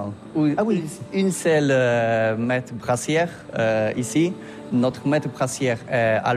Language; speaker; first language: French; non-native, learner; Polish